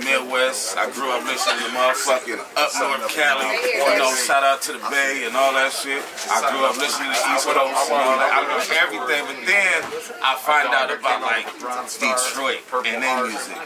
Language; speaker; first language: English; native; English